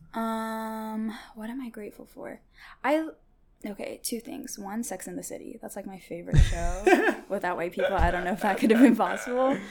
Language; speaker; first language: English; early bilingual, other home language; Tigrinya